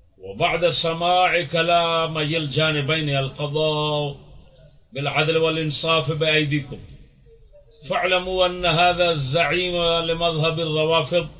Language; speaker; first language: Arabic; non-native, fluent; Urdu